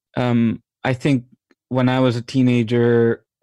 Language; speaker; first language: English; non-native, fluent; Spanish